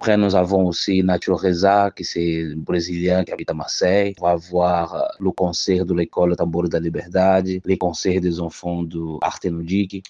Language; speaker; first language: French; non-native, fluent; Portuguese